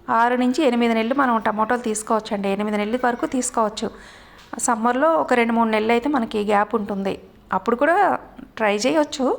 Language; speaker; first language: Telugu; native; Telugu